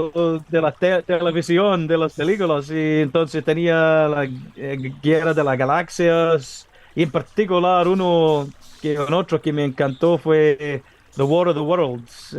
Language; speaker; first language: Spanish; non-native, learner; English